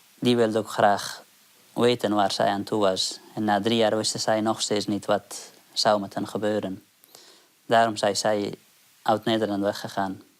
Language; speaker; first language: Dutch; non-native, fluent; Persian